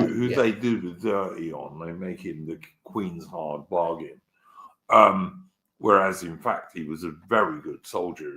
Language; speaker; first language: English; native; English